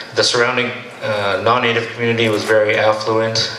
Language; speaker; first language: English; native; English